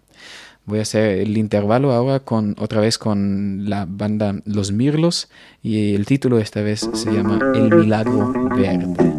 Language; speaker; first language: Spanish; non-native, fluent; Portuguese